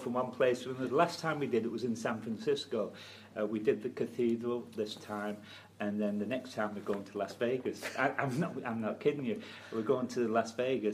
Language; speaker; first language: English; native; English